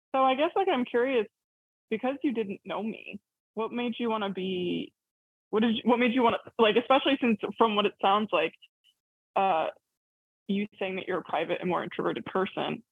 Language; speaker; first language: English; early bilingual, other home language; Arabic